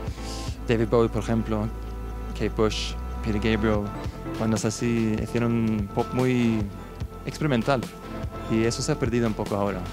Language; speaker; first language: Spanish; non-native, fluent; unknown